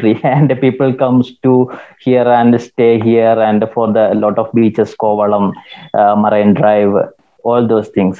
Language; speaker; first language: English; non-native, local second language; Malayalam